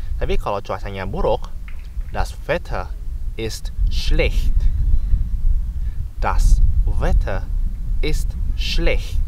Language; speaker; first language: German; non-native, fluent; Indonesian